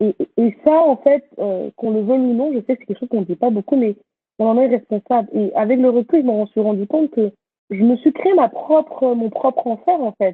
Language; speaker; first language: French; native; French